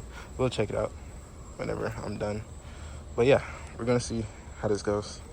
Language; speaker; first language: English; native; English